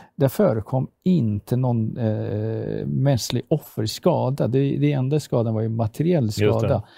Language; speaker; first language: Swedish; non-native, fluent; Persian